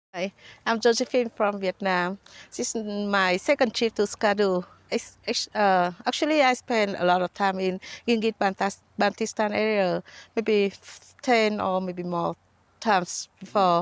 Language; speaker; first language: English; non-native, learner; Vietnamese